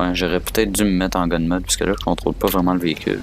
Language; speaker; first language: French; native; French